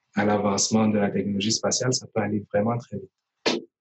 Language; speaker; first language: French; native; French